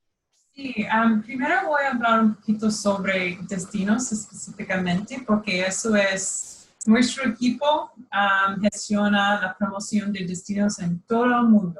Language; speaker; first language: Spanish; non-native, fluent; English